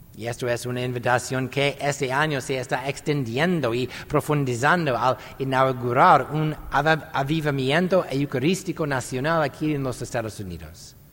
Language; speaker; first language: Spanish; non-native, fluent; English